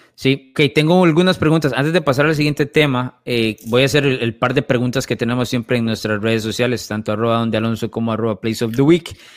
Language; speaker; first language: Spanish; native; Spanish